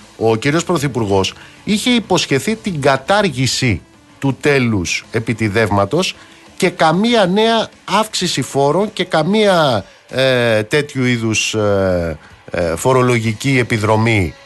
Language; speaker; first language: Greek; native; Greek